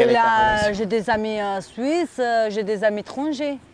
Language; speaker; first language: French; non-native, learner; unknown